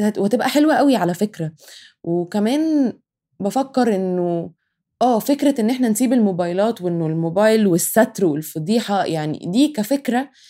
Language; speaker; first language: Arabic; native; Arabic